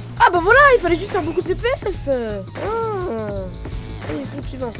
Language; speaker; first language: French; native; French